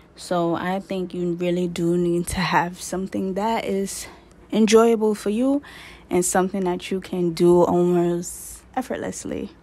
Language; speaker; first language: English; native; English